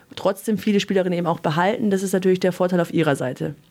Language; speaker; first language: German; native; German